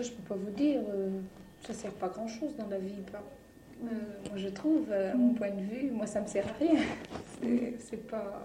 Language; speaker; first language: French; native; French